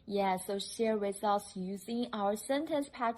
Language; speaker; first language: English; non-native, fluent; Chinese